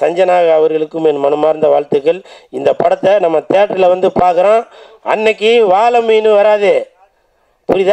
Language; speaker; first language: Tamil; native; Tamil